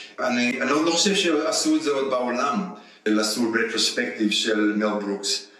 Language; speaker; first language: Hebrew; early bilingual, heritage; Hebrew